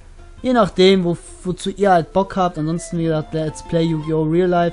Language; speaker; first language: German; native; German